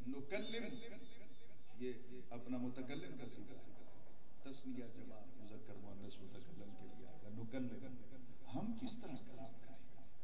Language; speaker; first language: Urdu; non-native, local second language; Punjabi